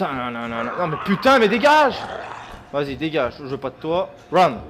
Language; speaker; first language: French; native; French